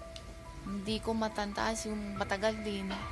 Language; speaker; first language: Filipino; non-native, learner; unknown